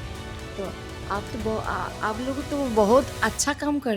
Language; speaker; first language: Hindi; non-native, local second language; Bangla